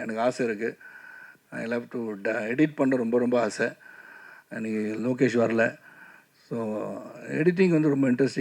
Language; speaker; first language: Tamil; native; Tamil